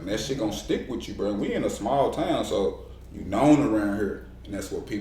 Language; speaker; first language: English; native; English